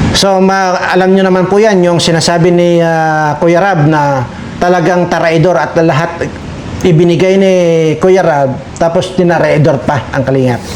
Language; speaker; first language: Filipino; native; Filipino